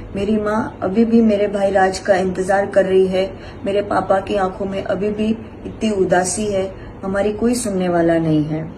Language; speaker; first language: Hindi; native; Hindi